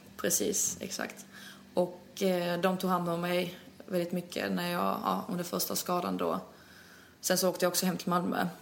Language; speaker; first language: Swedish; early bilingual, other home language; Albanian